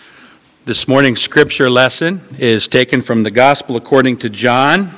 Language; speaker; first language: English; native; English